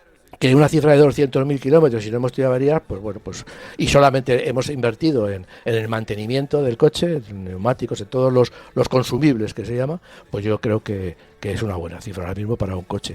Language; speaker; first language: Spanish; native; Spanish